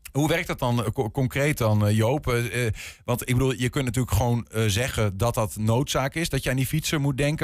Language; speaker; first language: Dutch; native; Dutch